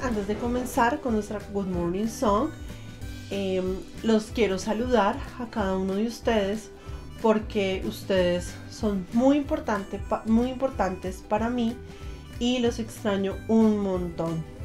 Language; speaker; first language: Spanish; native; Spanish